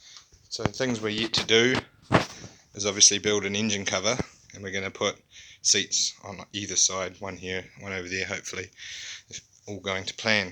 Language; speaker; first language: English; native; English